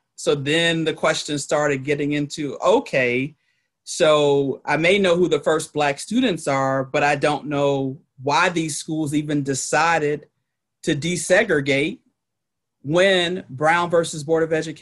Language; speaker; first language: English; native; English